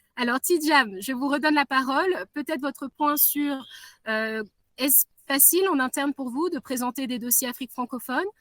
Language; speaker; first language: French; non-native, local second language; Swahili